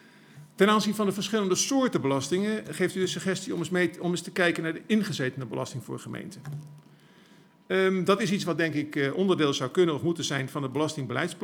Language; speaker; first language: Dutch; native; Dutch